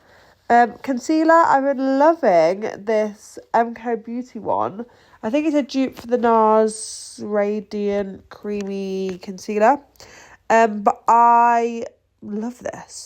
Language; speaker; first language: English; native; English